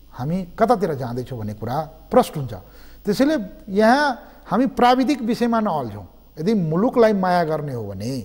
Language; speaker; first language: Nepali; non-native, local second language; Maithili